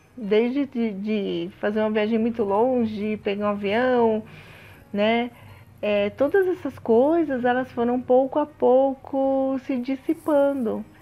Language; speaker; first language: Portuguese; native; Portuguese